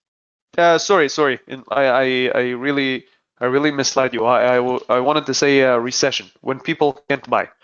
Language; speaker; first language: English; non-native, fluent; Hebrew